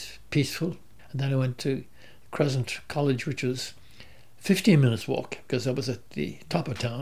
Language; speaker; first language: English; native; English